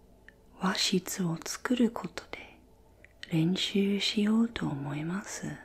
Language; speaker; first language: Japanese; non-native, fluent; English